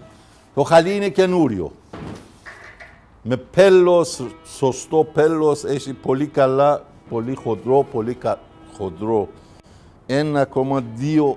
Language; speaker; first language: Greek; non-native, learner; Persian